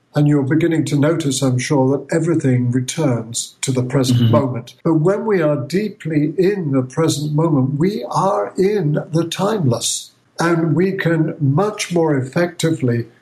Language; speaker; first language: English; native; English